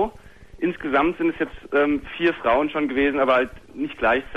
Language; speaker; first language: German; native; German